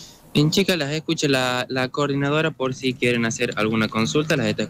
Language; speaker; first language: Spanish; native; Spanish